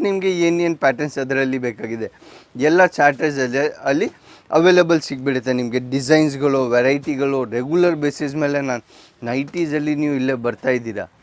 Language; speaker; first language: Kannada; non-native, local second language; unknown